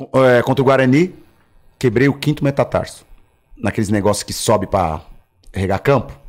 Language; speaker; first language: Portuguese; native; Portuguese